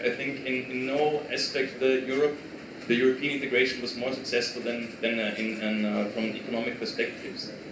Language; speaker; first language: English; non-native, fluent; German